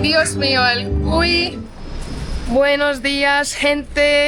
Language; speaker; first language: Spanish; non-native, fluent; Portuguese